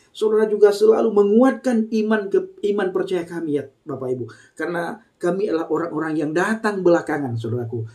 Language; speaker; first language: Indonesian; non-native, local second language; Achinese